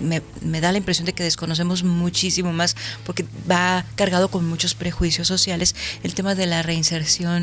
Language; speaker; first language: Spanish; native; Spanish